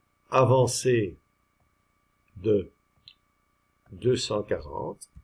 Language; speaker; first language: French; native; French